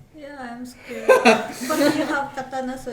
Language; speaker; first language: English; non-native, learner; Japanese